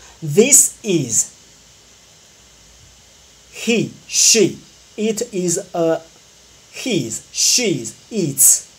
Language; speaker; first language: English; non-native, learner; Chinese